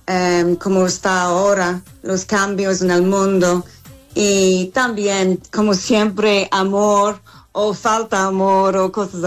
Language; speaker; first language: Spanish; non-native, fluent; English